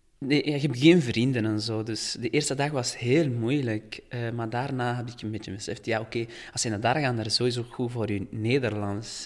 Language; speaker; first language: Dutch; non-native, learner; Persian